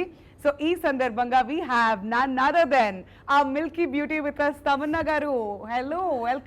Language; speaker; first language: Telugu; native; Telugu